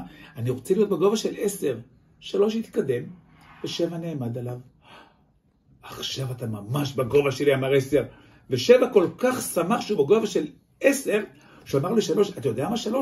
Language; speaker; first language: Hebrew; native; Hebrew